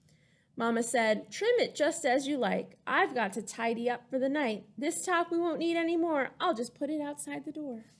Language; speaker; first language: English; native; English